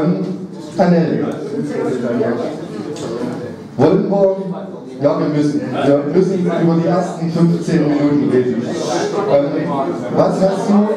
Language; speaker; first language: German; native; German